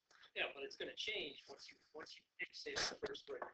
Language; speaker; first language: English; native; English